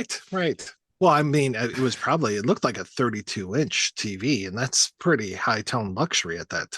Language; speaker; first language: English; native; English